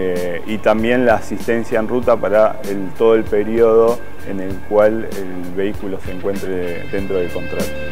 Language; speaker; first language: Spanish; native; Spanish